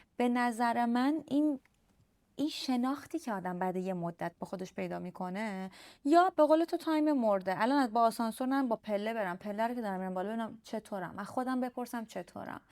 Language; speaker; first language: Persian; native; Persian